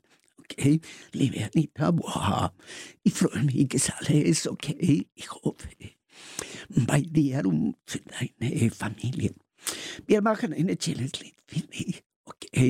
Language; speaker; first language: German; non-native, learner; Spanish